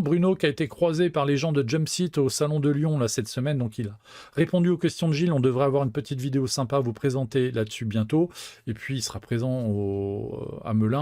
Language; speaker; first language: French; native; French